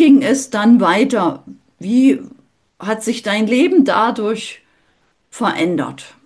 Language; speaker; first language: German; native; German